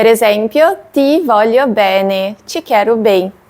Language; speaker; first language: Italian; non-native, fluent; Portuguese